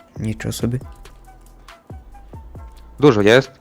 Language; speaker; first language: Polish; non-native, learner; Ukrainian